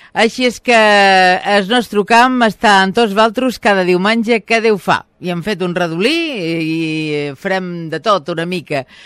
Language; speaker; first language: Catalan; native; Catalan